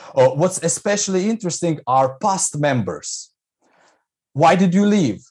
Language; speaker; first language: English; non-native, fluent; Croatian